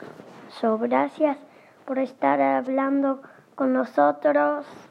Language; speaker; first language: Spanish; early bilingual, heritage; Spanish